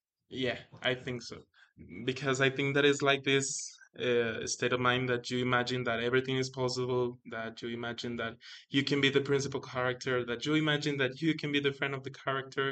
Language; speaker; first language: English; non-native, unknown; Spanish